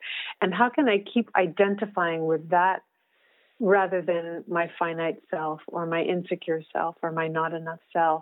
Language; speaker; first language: English; native; English